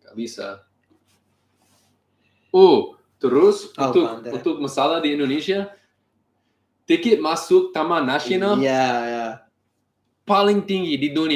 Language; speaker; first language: Indonesian; non-native, learner; English